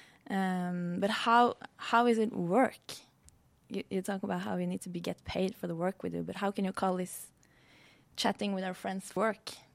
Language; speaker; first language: English; non-native, fluent; Norwegian